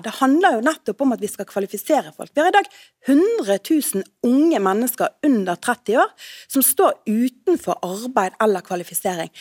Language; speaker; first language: Norwegian; native; Norwegian